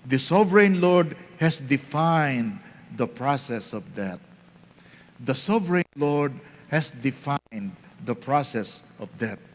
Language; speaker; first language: English; non-native, local second language; Filipino